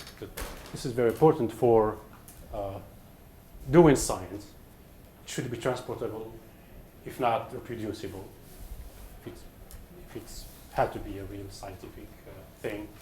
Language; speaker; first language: English; non-native, fluent; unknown